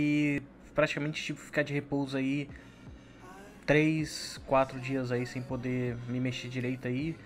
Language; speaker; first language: Portuguese; native; Portuguese